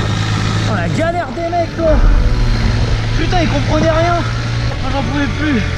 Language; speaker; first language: French; native; French